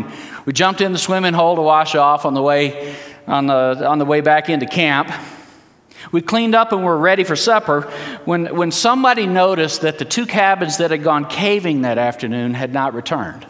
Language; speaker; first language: English; early bilingual, heritage; English